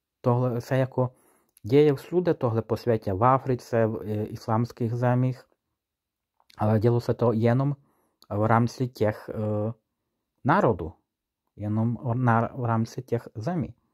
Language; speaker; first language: Czech; non-native, fluent; Ukrainian